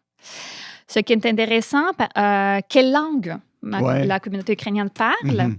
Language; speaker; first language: French; non-native, fluent; Ukrainian